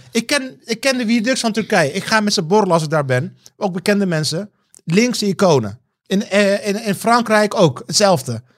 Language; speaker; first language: Dutch; early bilingual, other home language; Turkish